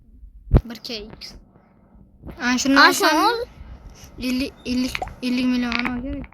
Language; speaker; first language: Turkish; non-native, learner; Uzbek